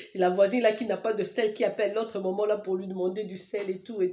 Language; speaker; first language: French; non-native, local second language; Lingala